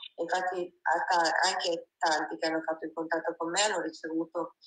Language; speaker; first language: Italian; native; Italian